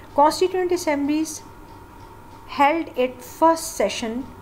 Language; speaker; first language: English; non-native, local second language; Hindi